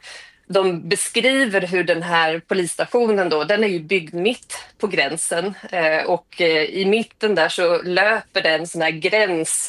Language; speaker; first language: Swedish; native; Swedish